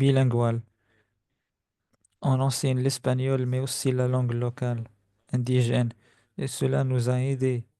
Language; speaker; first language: French; non-native, fluent; Spanish